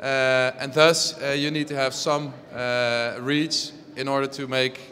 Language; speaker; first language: English; non-native, fluent; Dutch